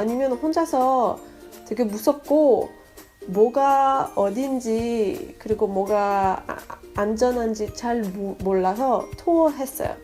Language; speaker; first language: Korean; non-native, fluent; French